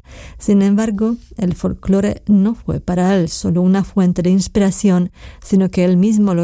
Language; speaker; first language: Spanish; non-native, fluent; Slovak